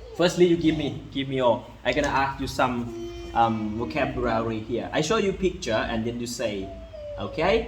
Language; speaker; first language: English; non-native, learner; Lao